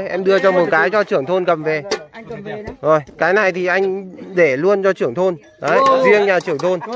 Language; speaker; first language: Vietnamese; native; Vietnamese